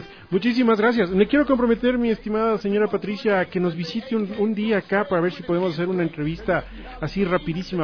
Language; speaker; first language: Spanish; native; Spanish